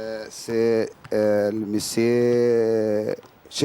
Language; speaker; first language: French; non-native, learner; Portuguese